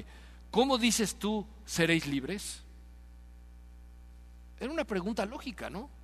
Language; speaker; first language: Spanish; native; Spanish